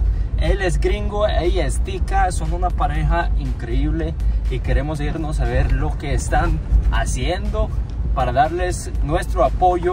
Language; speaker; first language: Spanish; non-native, fluent; English